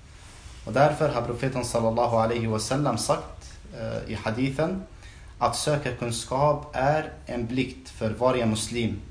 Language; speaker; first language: Swedish; non-native, fluent; Arabic